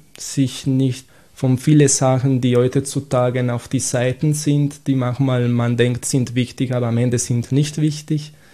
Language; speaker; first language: German; non-native, fluent; Italian